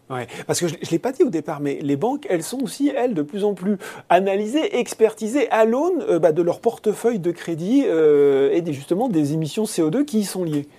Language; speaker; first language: French; native; French